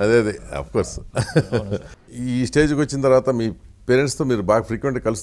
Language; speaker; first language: Telugu; native; Telugu